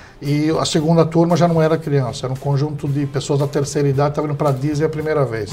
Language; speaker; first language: Portuguese; early bilingual, heritage; English